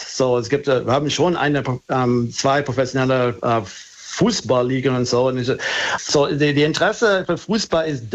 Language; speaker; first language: German; non-native, fluent; English